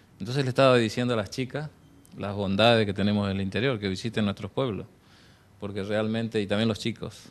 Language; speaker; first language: Spanish; native; Spanish